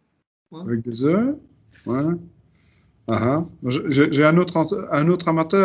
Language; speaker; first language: French; non-native, fluent; Dutch